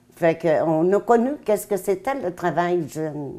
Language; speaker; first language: French; native; French